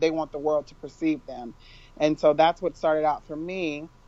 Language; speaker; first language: English; native; English